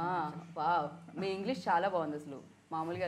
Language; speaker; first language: Telugu; native; Telugu